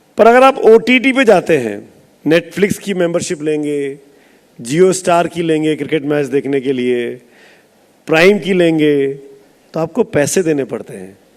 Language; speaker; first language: Hindi; native; Hindi